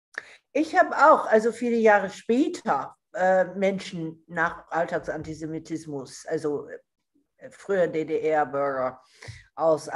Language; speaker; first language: German; non-native, fluent; English